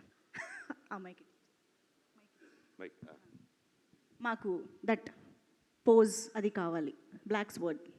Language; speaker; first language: Telugu; native; Telugu